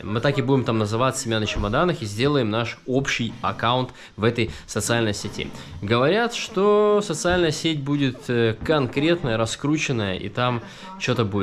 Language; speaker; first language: Russian; native; Russian